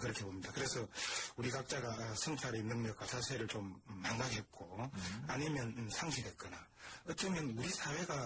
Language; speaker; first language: Korean; native; Korean